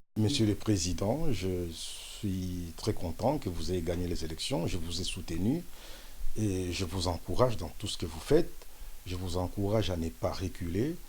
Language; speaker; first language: French; non-native, local second language; Lingala